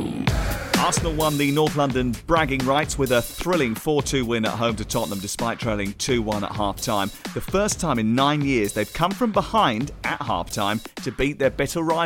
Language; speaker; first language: English; native; English